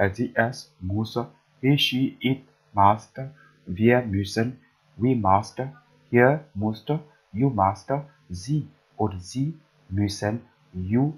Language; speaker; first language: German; non-native, learner; English